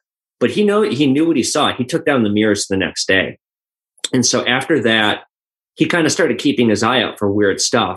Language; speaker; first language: English; native; English